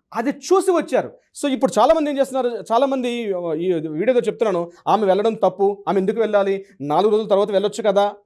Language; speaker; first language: Telugu; native; Telugu